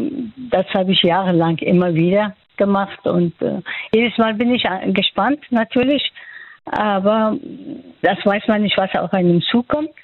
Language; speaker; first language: German; non-native, fluent; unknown